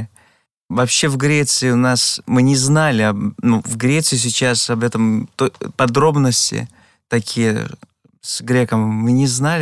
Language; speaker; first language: Russian; non-native, fluent; Greek